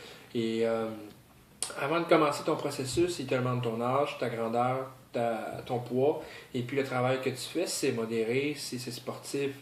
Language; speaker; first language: French; native; French